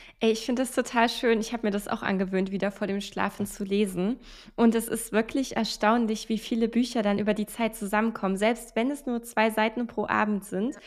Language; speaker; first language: German; native; German